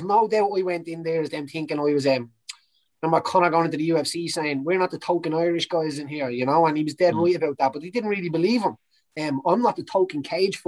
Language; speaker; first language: English; native; English